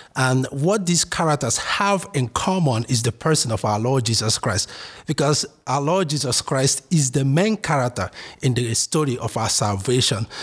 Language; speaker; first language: English; non-native, local second language; Igbo